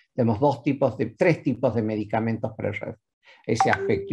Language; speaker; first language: Spanish; native; Spanish